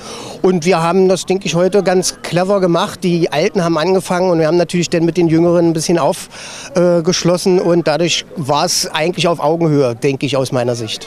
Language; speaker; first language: German; native; German